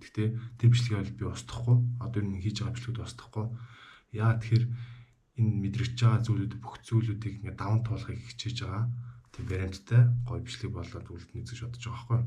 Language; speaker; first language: Mongolian; native; Mongolian